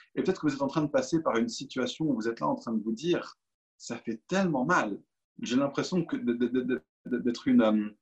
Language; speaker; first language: French; native; French